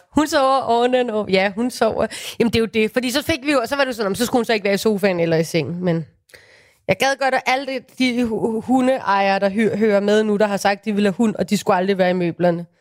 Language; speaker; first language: Danish; native; Danish